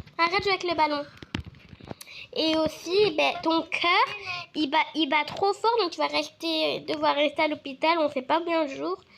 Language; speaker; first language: French; native; French